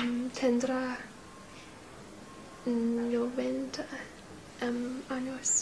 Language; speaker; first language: Spanish; non-native, learner; English